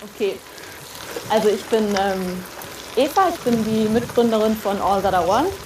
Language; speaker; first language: German; native; German